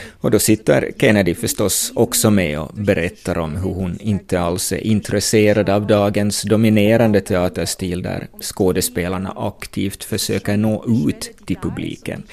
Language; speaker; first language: Swedish; native; Swedish